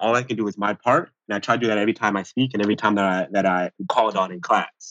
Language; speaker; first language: English; native; English